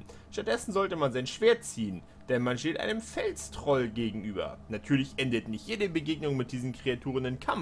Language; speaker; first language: German; native; German